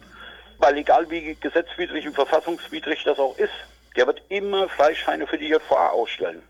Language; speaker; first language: German; native; German